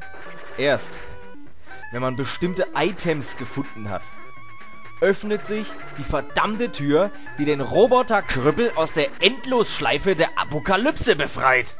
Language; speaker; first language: German; native; German